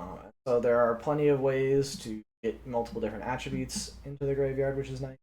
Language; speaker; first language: English; native; English